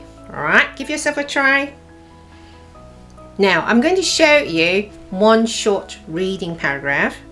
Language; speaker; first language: English; non-native, fluent; Cantonese